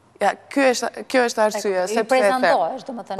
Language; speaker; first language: Albanian; early bilingual, heritage; Albanian